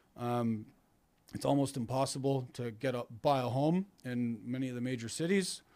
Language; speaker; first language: English; native; English